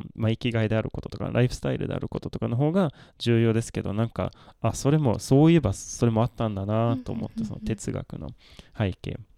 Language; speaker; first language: Japanese; non-native, fluent; Swedish